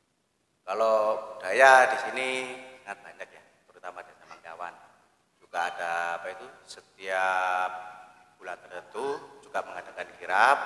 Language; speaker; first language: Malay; non-native, local second language; Javanese